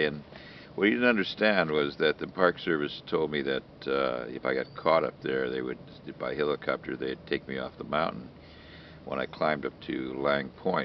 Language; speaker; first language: English; native; English